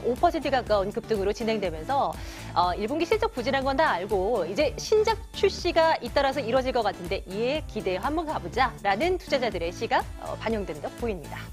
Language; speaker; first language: Korean; native; Korean